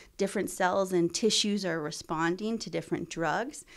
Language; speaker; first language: English; native; English